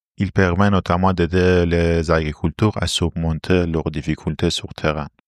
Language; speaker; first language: French; non-native, fluent; Persian